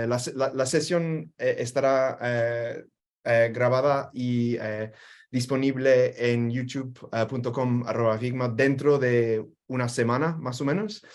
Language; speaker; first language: Spanish; non-native, fluent; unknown